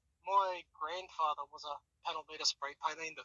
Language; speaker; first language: English; native; English